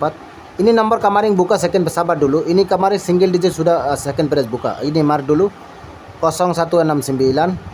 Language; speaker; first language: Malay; non-native, learner; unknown